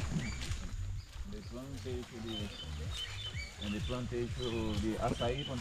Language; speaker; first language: English; non-native, learner; Portuguese